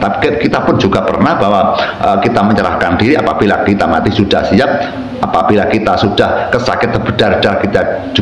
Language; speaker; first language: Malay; non-native, local second language; Javanese